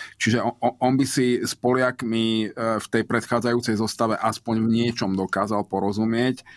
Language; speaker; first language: Slovak; non-native, local second language; Hungarian